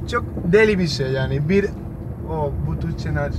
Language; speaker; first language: Turkish; non-native, learner; Spanish